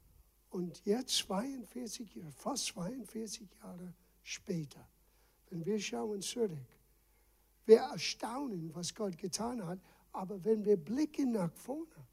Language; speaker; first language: German; non-native, fluent; English